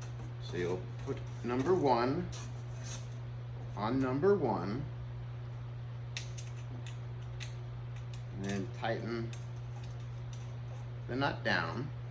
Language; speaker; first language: English; native; English